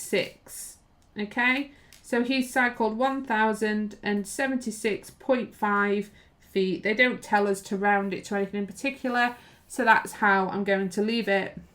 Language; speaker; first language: English; native; English